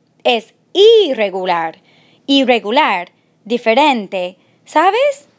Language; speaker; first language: Spanish; non-native, fluent; English